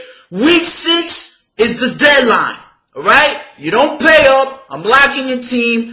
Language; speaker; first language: English; native; English